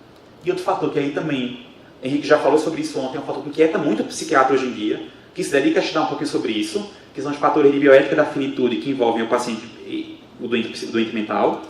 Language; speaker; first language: Portuguese; native; Portuguese